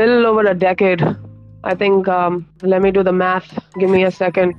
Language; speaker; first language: English; non-native, local second language; Hindi